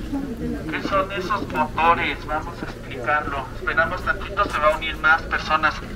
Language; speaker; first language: Spanish; native; Spanish